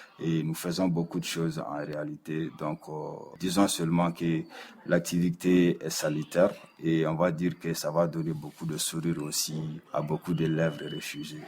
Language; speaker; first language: French; non-native, local second language; Bambara